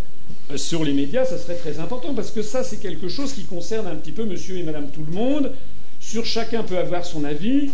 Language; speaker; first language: French; native; French